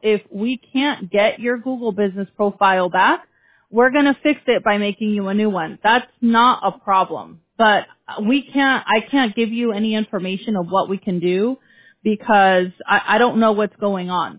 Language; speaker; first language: English; early bilingual, other home language; Spanish